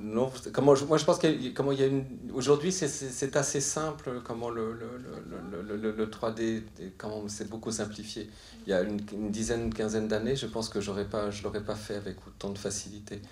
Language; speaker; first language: French; native; French